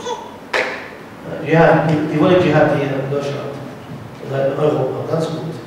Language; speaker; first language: German; non-native, fluent; Arabic